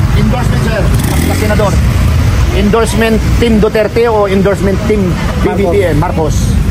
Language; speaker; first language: Filipino; native; Filipino